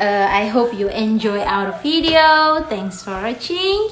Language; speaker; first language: English; non-native, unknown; Indonesian